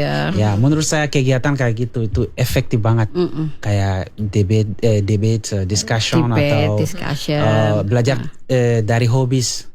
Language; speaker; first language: Indonesian; non-native, learner; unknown